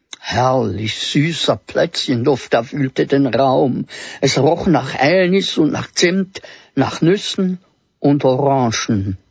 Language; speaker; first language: German; native; German